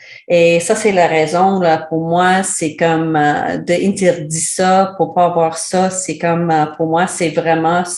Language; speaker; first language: French; non-native, learner; English